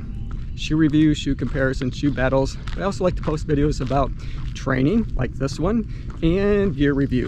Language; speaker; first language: English; native; English